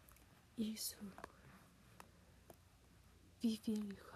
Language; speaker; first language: German; non-native, learner; English